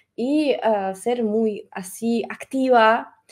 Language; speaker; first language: Spanish; non-native, fluent; Russian